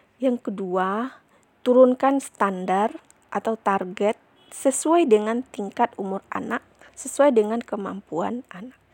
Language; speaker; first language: Indonesian; non-native, local second language; Minangkabau